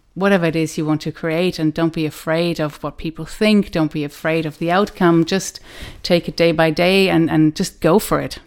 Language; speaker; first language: English; non-native, fluent; German